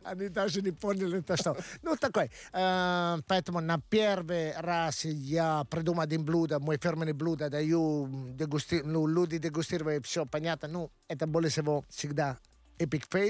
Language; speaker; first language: Russian; non-native, learner; Italian